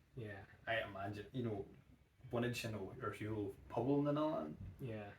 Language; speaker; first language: Irish; native; Irish